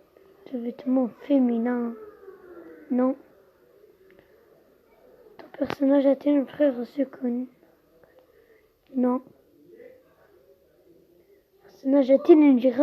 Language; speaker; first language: French; non-native, local second language; Arabic